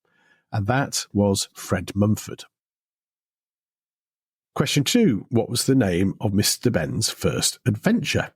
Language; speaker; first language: English; native; English